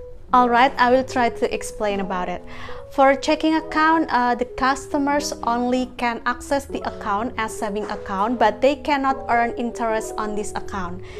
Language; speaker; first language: English; non-native, fluent; Indonesian